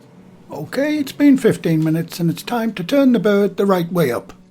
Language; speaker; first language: English; native; English